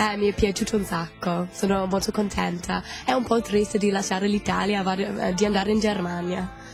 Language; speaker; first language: Italian; non-native, fluent; English